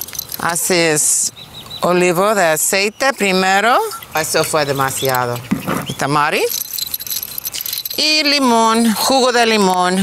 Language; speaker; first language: Spanish; non-native, learner; English